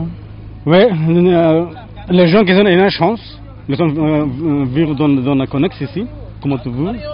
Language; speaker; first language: French; non-native, learner; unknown